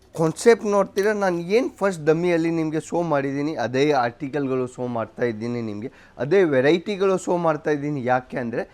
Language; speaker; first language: Kannada; non-native, local second language; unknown